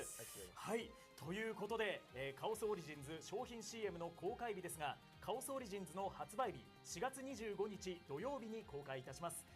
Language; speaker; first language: Japanese; native; Japanese